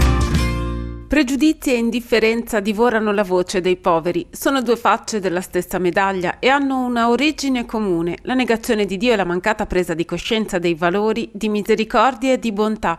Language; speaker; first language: Italian; native; Italian